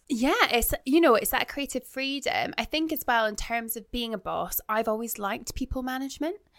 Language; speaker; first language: English; native; English